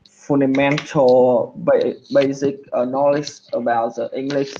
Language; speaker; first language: English; non-native, learner; Vietnamese